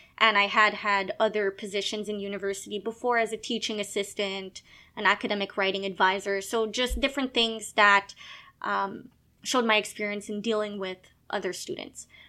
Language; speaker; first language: English; non-native, local second language; French